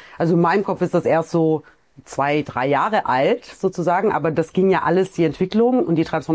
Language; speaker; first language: German; native; German